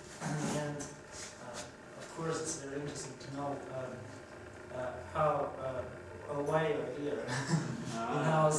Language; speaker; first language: English; non-native, fluent; Russian